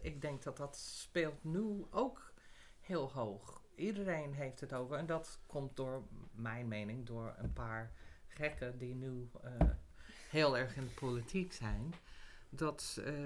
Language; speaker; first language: Dutch; non-native, fluent; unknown